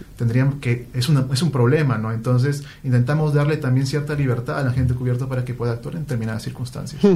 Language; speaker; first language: Spanish; native; Spanish